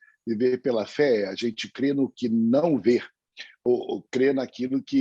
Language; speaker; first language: Portuguese; native; Portuguese